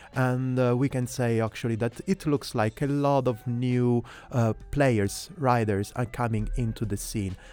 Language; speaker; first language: English; non-native, fluent; Italian